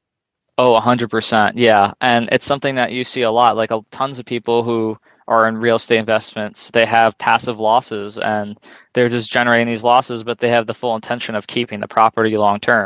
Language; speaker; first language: English; native; English